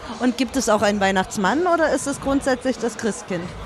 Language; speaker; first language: German; native; German